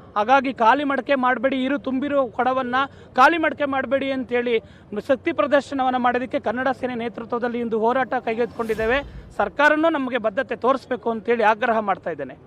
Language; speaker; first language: Kannada; native; Kannada